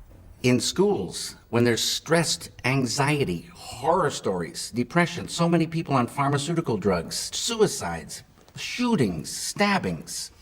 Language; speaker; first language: English; native; English